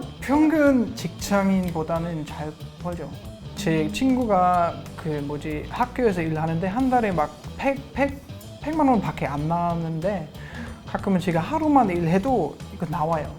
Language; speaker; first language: Korean; non-native, learner; German